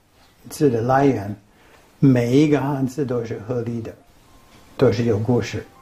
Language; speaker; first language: Chinese; non-native, fluent; English